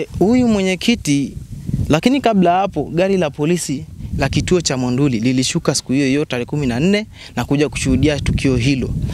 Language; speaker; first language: Swahili; non-native, local second language; Masai